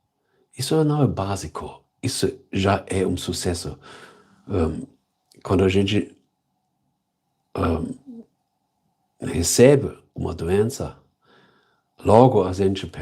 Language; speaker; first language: Portuguese; non-native, learner; German